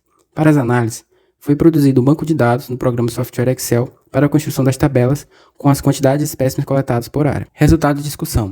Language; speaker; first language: Portuguese; native; Portuguese